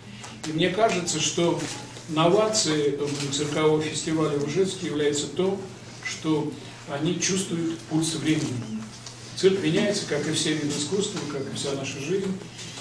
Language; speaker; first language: Russian; native; Russian